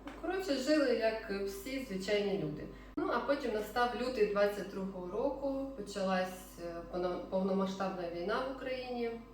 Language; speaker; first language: Ukrainian; non-native, local second language; Russian